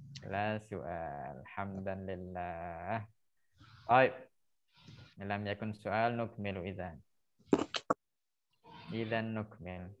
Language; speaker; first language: Arabic; non-native, fluent; Indonesian